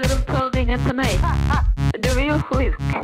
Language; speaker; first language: Swedish; native; Swedish